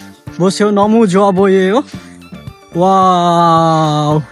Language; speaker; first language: Korean; non-native, learner; Bangla